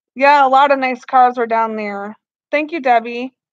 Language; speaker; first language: English; native; English